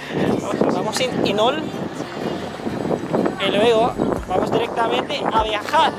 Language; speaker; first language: Spanish; non-native, learner; Filipino